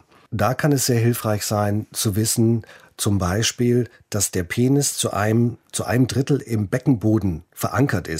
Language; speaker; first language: German; native; German